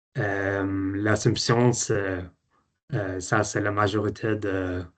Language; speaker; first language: French; non-native, learner; Swedish